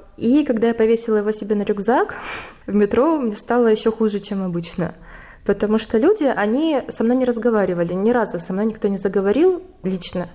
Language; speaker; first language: Russian; native; Russian